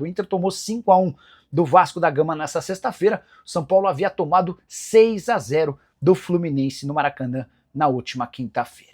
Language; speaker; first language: Portuguese; native; Portuguese